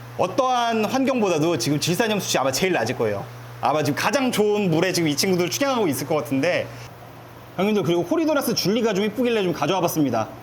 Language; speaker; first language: Korean; native; Korean